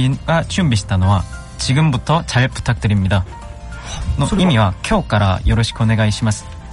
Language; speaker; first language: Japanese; non-native, learner; Korean